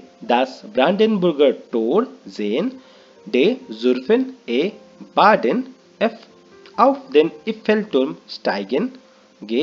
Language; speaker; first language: German; non-native, learner; Hindi